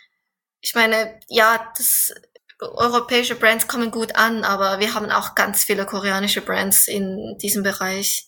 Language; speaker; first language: German; non-native, fluent; Korean